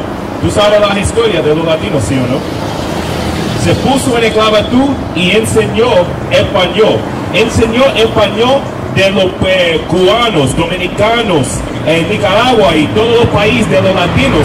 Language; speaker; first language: Spanish; non-native, learner; English